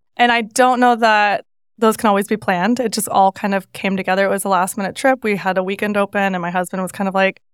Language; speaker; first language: English; native; English